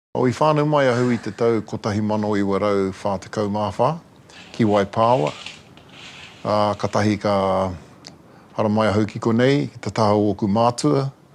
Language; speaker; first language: Māori; native; Māori